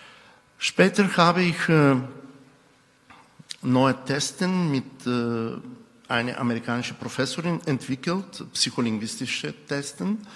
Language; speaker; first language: German; non-native, fluent; Bulgarian